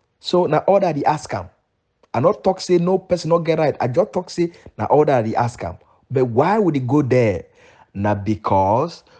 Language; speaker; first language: Nigerian Pidgin; native; Nigerian Pidgin